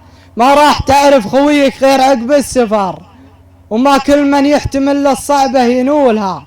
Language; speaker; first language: Arabic; native; Arabic